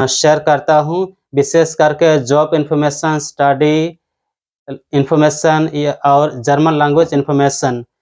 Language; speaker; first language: Hindi; non-native, local second language; Odia